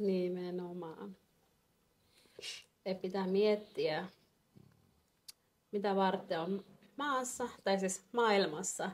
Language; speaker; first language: Finnish; non-native, fluent; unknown